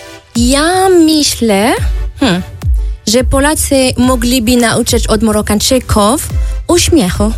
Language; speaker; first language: Polish; non-native, learner; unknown